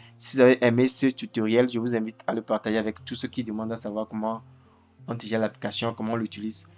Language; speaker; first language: French; non-native, local second language; Ewe